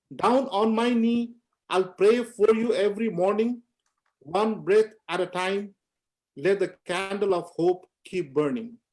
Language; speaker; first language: English; non-native, local second language; Nepali